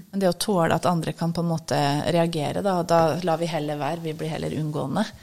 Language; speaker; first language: Norwegian; native; Norwegian